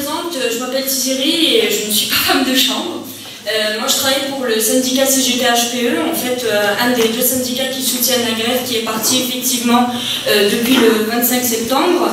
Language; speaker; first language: French; native; French